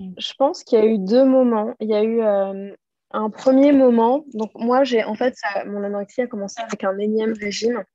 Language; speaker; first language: French; native; French